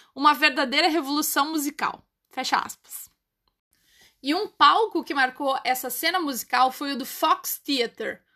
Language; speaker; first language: Portuguese; native; Portuguese